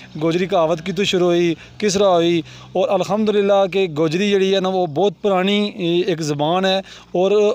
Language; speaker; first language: Punjabi; non-native, local second language; Gujari